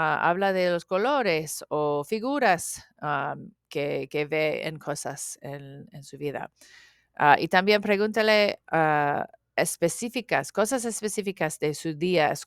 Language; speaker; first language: Spanish; non-native, learner; English